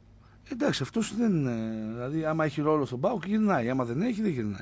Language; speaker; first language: Greek; native; Greek